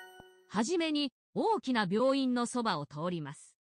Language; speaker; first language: Japanese; non-native, learner; English